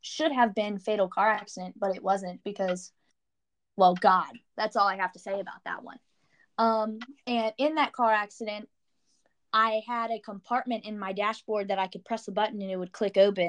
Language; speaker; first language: English; native; English